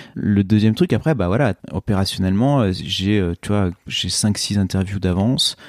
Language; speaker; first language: French; native; French